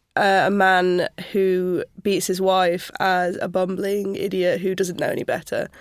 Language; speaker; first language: English; native; English